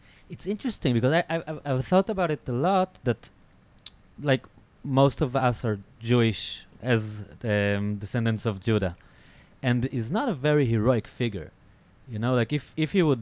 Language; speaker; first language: English; non-native, fluent; Hebrew